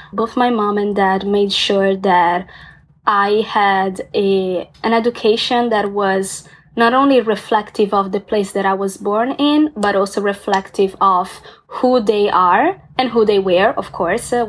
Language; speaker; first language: English; non-native, fluent; Italian